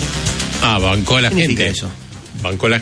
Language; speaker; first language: Spanish; native; Spanish